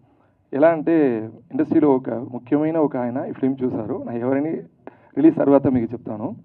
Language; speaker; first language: Telugu; early bilingual, heritage; Telugu